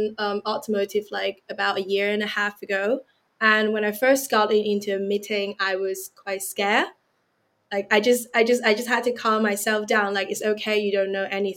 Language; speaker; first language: English; non-native, local second language; Cantonese